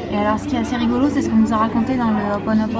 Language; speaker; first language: French; native; French